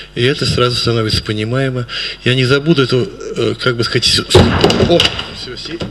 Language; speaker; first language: Russian; native; Russian